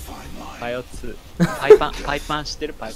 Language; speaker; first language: Japanese; native; Japanese